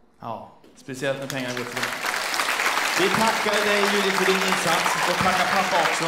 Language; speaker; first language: Swedish; native; Swedish